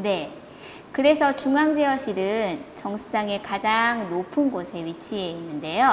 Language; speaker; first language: Korean; native; Korean